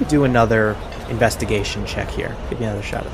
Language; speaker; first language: English; native; English